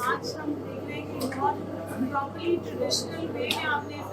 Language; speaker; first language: Hindi; native; Hindi